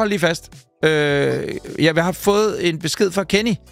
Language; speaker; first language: Danish; native; Danish